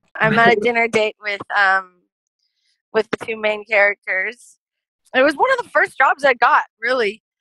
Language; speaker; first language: English; native; English